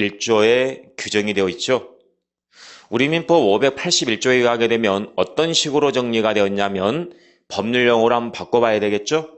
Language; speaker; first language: Korean; native; Korean